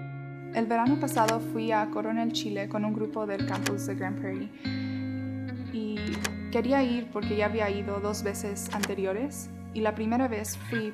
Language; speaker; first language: Spanish; early bilingual, heritage; Spanish